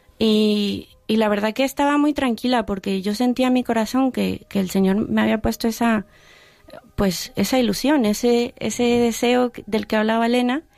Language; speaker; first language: Spanish; early bilingual, heritage; Spanish